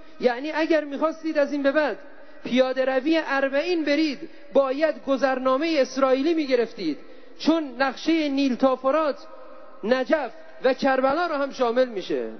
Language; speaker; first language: Persian; native; Persian